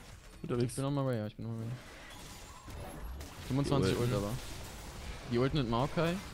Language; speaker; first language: German; native; German